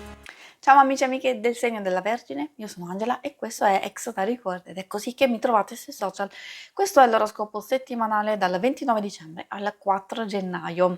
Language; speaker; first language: Italian; native; Italian